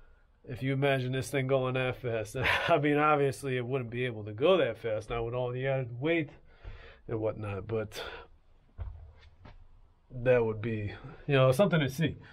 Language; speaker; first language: English; native; English